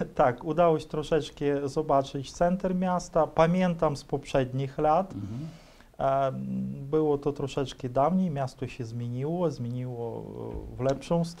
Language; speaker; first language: Polish; non-native, fluent; Ukrainian